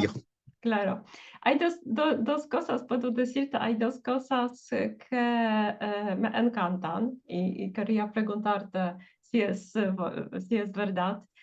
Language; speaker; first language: Spanish; non-native, fluent; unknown